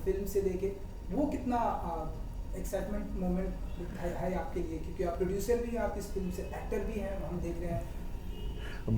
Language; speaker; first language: Hindi; native; Hindi